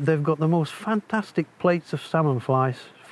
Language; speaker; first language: English; native; English